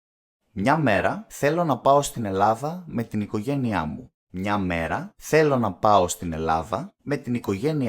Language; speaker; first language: Greek; non-native, learner; English